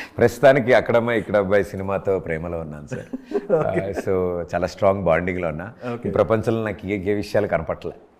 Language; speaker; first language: Telugu; native; Telugu